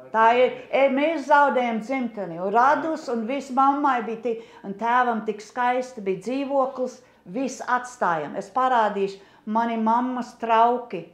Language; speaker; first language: Latvian; early bilingual, heritage; English